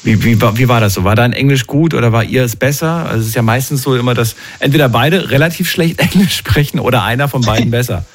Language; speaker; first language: German; native; German